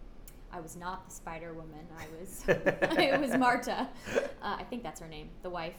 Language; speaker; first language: English; native; English